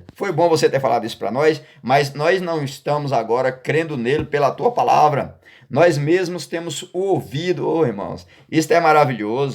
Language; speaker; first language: Portuguese; native; Portuguese